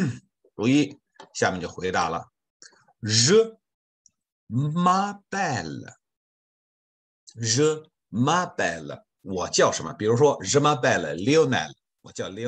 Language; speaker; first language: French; non-native, fluent; Chinese